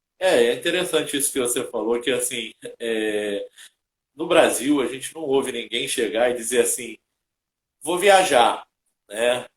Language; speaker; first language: Portuguese; native; Portuguese